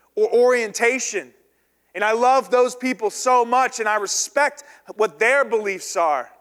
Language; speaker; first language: English; native; English